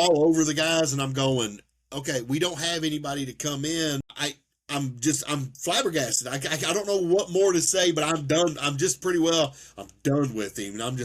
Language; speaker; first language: English; native; English